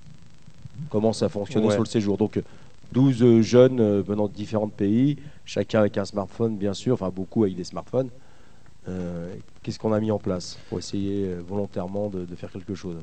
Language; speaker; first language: French; native; French